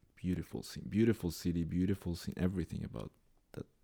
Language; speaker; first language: English; non-native, fluent; Spanish